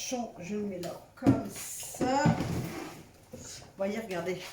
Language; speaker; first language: French; native; French